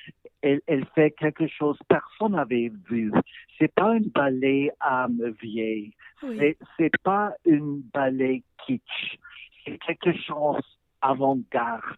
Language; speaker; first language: French; non-native, learner; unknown